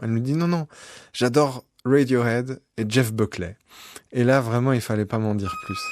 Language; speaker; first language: French; native; French